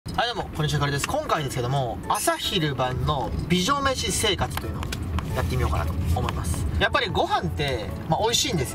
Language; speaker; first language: Japanese; native; Japanese